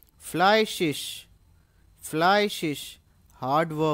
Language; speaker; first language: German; non-native, learner; Hindi